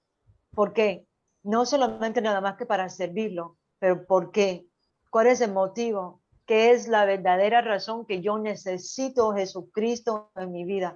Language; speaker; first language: Spanish; early bilingual, heritage; Spanish